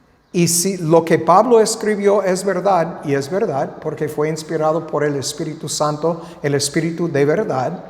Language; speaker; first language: Spanish; non-native, fluent; English